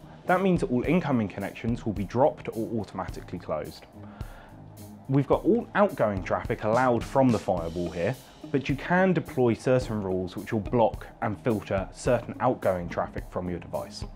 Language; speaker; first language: English; native; English